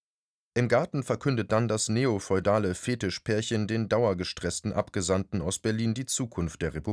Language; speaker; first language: German; native; German